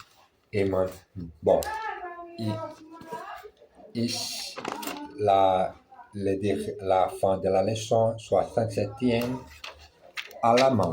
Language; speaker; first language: French; non-native, learner; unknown